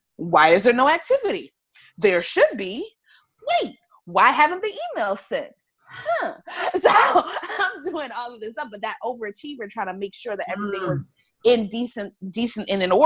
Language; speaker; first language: English; native; English